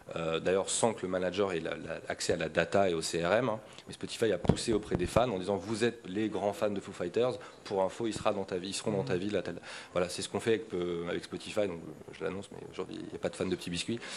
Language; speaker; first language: French; native; French